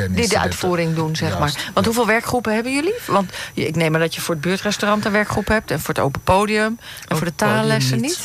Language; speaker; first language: Dutch; native; Dutch